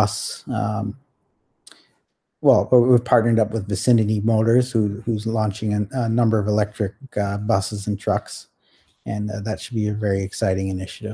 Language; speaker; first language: English; native; English